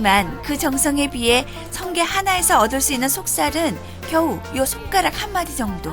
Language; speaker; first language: Korean; native; Korean